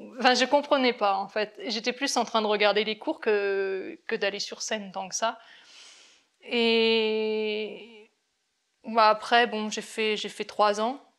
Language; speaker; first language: French; native; French